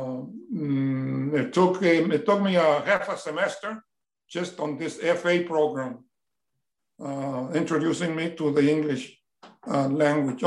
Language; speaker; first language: English; non-native, fluent; Spanish